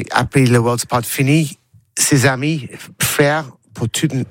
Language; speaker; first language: French; non-native, learner; English